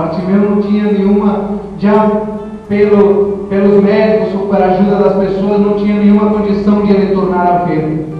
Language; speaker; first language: Portuguese; non-native, fluent; Spanish